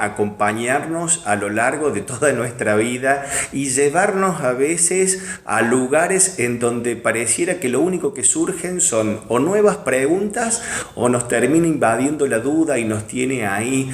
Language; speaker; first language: Spanish; native; Spanish